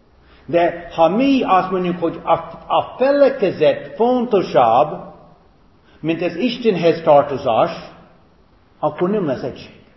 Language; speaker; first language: Hungarian; non-native, fluent; English